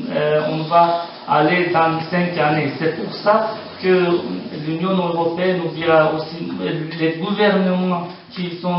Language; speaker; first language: French; non-native, learner; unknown